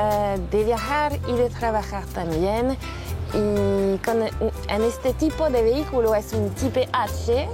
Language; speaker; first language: Spanish; non-native, learner; French